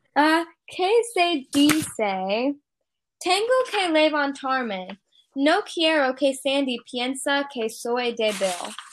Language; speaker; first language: Spanish; non-native, learner; English